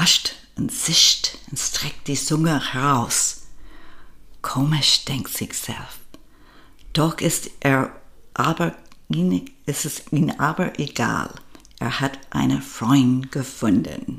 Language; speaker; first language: German; non-native, fluent; English